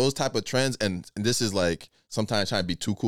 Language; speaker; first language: English; non-native, local second language; Igbo